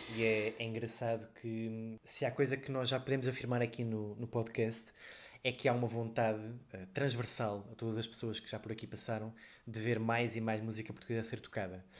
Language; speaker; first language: Portuguese; native; Portuguese